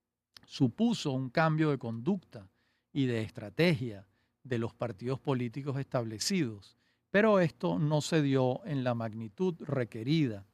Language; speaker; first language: Spanish; native; Spanish